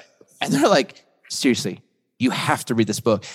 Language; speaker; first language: English; native; English